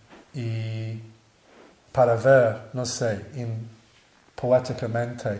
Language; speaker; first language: Spanish; non-native, learner; English